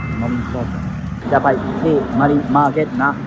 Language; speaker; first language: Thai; non-native, learner; Japanese